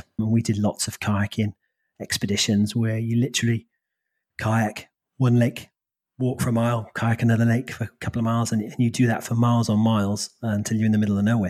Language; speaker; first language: English; native; English